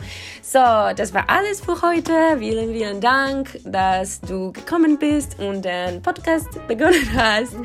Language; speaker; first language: German; non-native, fluent; Polish